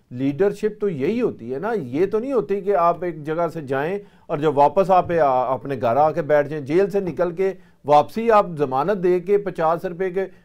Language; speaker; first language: Urdu; native; Urdu